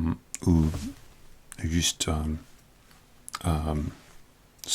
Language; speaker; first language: French; non-native, learner; English